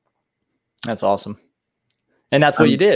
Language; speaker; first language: English; native; English